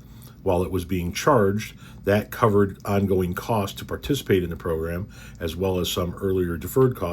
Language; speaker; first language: English; native; English